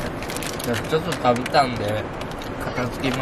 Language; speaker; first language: Japanese; early bilingual, other home language; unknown